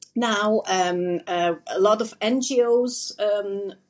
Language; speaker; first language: English; non-native, fluent; German